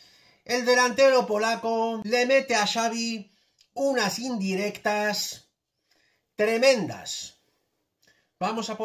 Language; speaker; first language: Spanish; native; Spanish